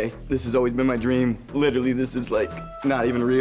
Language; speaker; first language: English; native; English